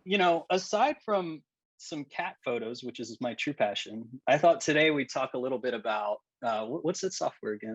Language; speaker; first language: English; native; English